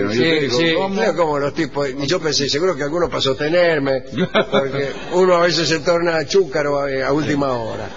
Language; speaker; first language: Spanish; native; Spanish